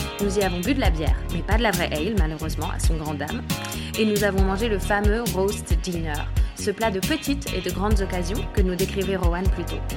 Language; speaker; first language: French; native; French